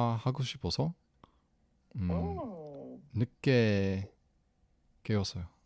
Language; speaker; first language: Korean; non-native, learner; English